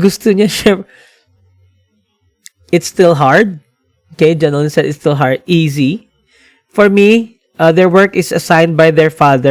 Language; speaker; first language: English; non-native, local second language; Filipino